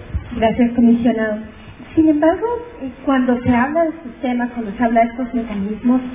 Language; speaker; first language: Spanish; native; Spanish